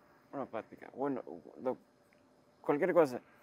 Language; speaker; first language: Spanish; non-native, learner; English